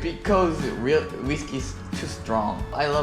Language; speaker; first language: English; non-native, learner; Korean